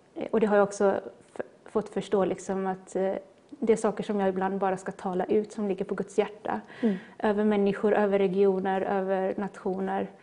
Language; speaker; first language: Swedish; native; Swedish